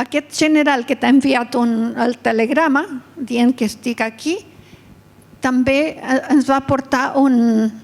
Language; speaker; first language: Catalan; early bilingual, heritage; Catalan